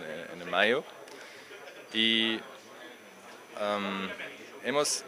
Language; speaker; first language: Spanish; non-native, learner; German